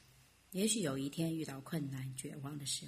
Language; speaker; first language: Chinese; native; Chinese